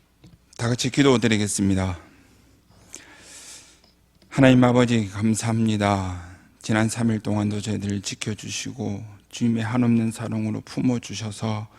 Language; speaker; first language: Korean; native; Korean